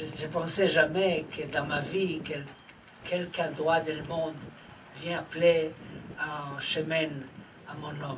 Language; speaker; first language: French; non-native, fluent; Hebrew